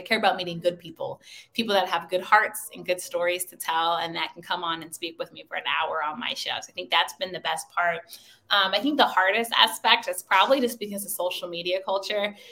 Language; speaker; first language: English; native; English